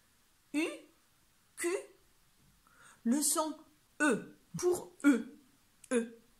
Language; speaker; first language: French; native; French